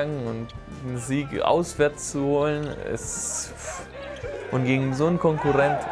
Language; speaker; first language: German; non-native, fluent; Spanish